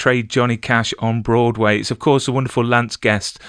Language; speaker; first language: English; native; English